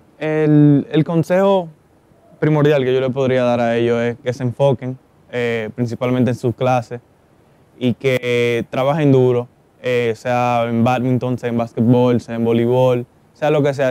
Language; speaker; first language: Spanish; native; Spanish